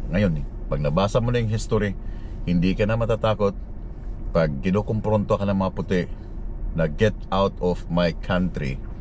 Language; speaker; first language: Filipino; native; Filipino